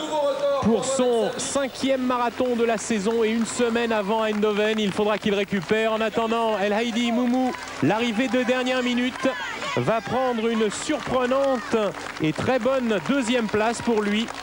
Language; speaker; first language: French; native; French